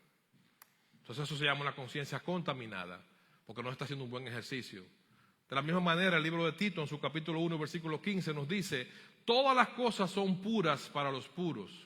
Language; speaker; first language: Spanish; native; Spanish